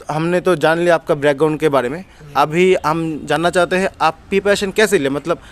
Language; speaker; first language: Hindi; non-native, local second language; Bangla